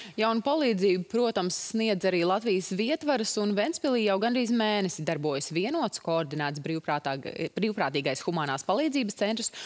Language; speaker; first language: Latvian; native; Latvian